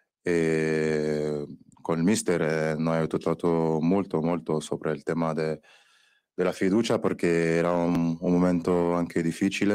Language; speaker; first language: Italian; non-native, fluent; French